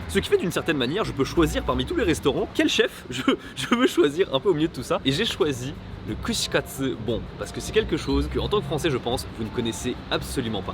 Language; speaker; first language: French; native; French